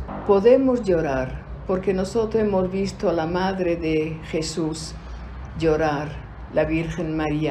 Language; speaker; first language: Spanish; non-native, fluent; Italian